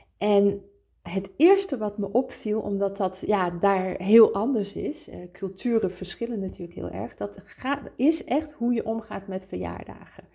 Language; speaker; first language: Dutch; early bilingual, heritage; Dutch